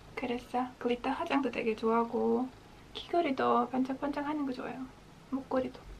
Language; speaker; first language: Korean; non-native, fluent; Latvian